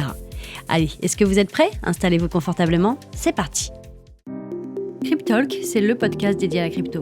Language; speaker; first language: French; native; French